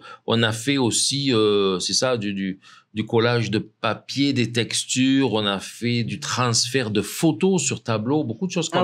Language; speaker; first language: French; native; French